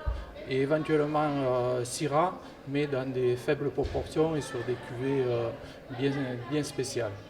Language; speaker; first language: French; native; French